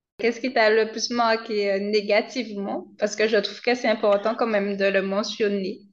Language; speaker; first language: French; native; French